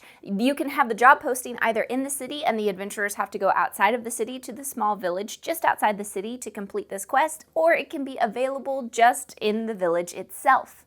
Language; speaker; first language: English; native; English